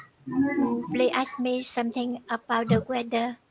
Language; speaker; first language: English; non-native, learner; Vietnamese